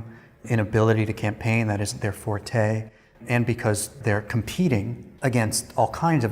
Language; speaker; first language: English; native; English